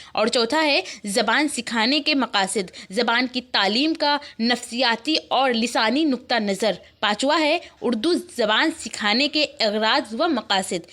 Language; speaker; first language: Urdu; native; Urdu